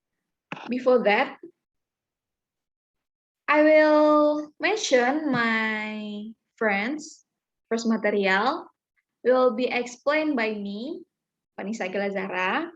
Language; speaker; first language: English; non-native, learner; Indonesian